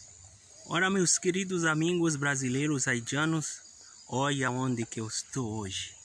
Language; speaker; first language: Portuguese; non-native, fluent; Haitian Creole